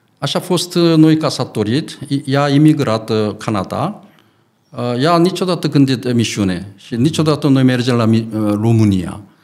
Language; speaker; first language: Romanian; non-native, learner; Korean